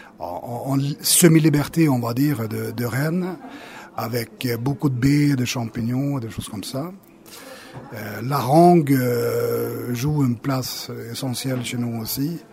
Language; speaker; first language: French; non-native, fluent; Swedish